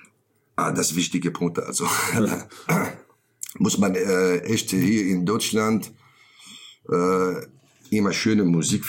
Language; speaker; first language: German; non-native, learner; Kurdish